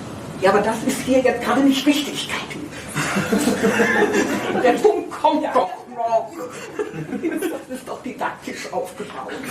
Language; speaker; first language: German; native; German